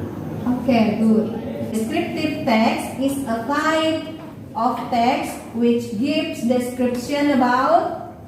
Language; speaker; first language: English; non-native, learner; Indonesian